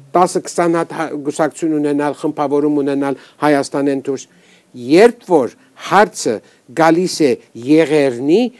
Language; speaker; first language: Armenian; early bilingual, heritage; Armenian